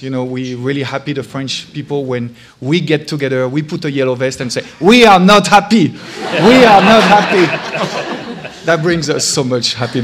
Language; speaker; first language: English; non-native, fluent; French